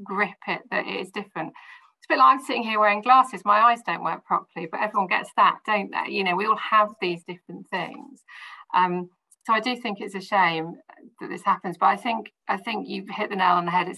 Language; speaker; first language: English; native; English